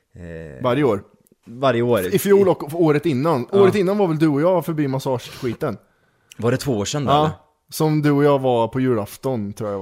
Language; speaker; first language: Swedish; native; Swedish